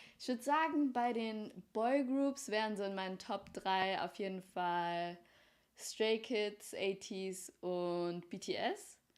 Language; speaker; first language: German; early bilingual, other home language; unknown